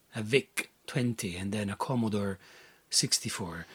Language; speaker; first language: English; non-native, fluent; Italian